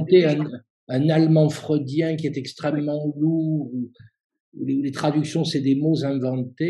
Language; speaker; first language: French; native; French